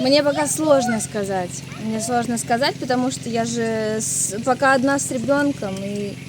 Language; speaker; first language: Russian; native; Russian